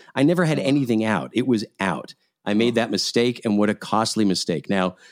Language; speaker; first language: English; native; English